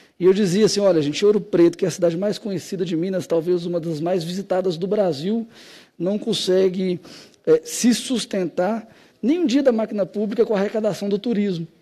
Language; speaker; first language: Portuguese; native; Portuguese